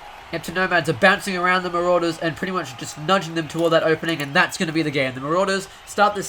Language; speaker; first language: English; native; English